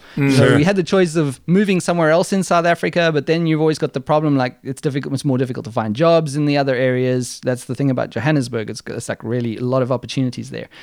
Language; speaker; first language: English; native; English